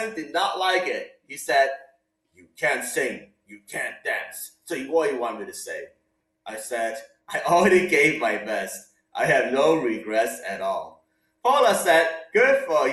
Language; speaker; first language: English; non-native, local second language; Cantonese